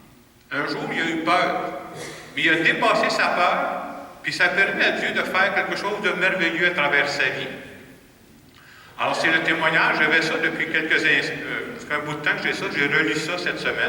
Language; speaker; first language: French; native; French